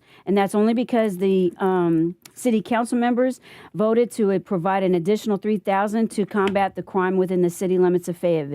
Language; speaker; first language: English; native; English